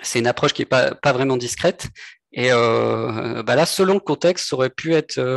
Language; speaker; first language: French; native; French